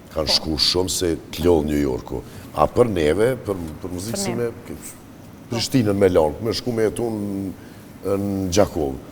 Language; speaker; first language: Albanian; native; Albanian